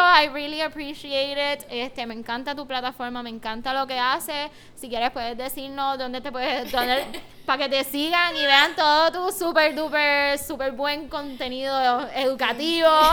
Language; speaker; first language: Spanish; native; Spanish